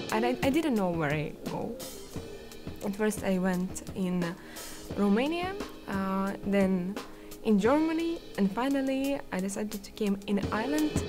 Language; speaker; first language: English; non-native, learner; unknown